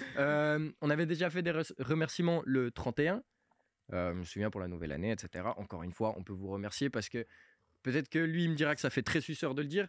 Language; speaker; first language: French; early bilingual, other home language; Portuguese